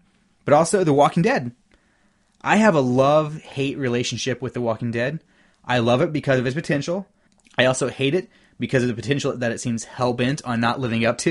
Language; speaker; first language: English; native; English